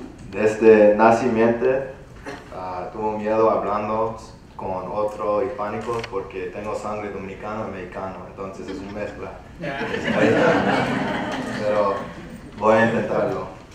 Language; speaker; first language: Spanish; early bilingual, other home language; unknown